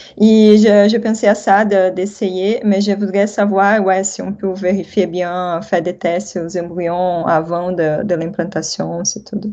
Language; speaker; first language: French; non-native, fluent; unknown